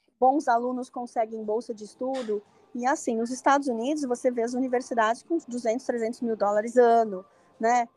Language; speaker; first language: Portuguese; native; Portuguese